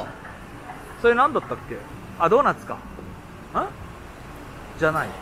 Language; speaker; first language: Japanese; native; Japanese